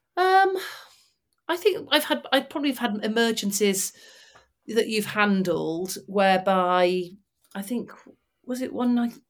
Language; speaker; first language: English; native; English